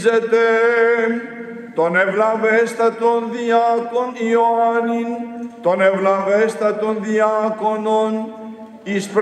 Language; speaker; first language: Greek; native; Greek